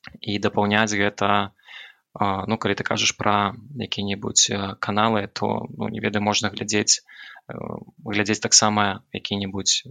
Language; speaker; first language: Belarusian; non-native, local second language; Russian